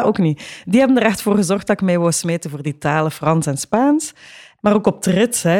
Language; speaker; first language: Dutch; native; Dutch